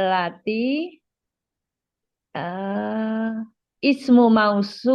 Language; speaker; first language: Arabic; non-native, learner; Indonesian